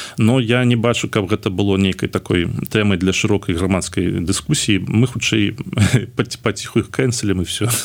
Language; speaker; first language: Belarusian; non-native, local second language; Russian